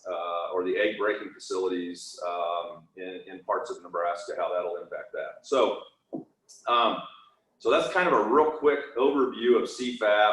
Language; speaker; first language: English; native; English